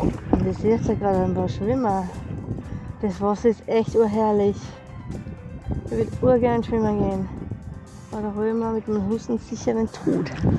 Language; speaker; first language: German; native; German